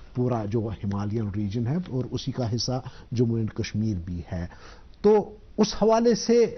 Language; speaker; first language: Hindi; non-native, local second language; Kashmiri